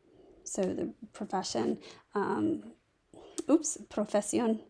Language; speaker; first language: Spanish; non-native, fluent; English